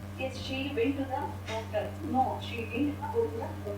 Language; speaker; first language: English; non-native, learner; Kannada